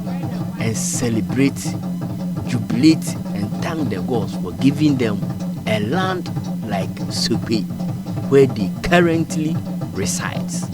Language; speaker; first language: English; non-native, local second language; Akan